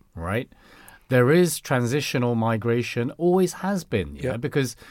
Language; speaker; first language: English; non-native, local second language; Cantonese